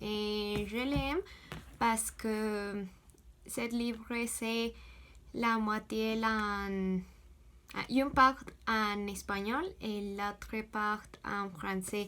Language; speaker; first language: French; non-native, learner; Spanish